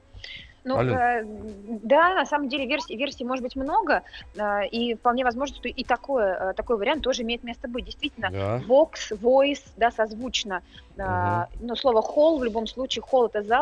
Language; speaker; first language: Russian; native; Russian